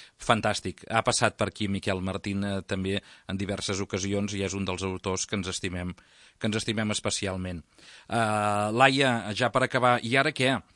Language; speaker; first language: Catalan; native; Catalan